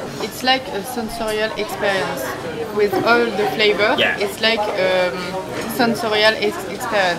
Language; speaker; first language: English; non-native, learner; French